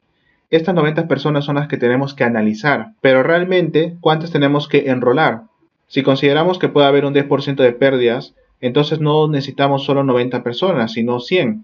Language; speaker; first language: Spanish; native; Spanish